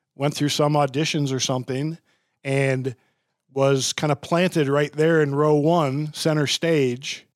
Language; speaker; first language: English; native; English